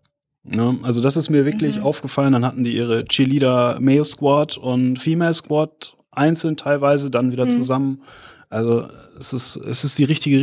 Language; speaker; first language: German; native; German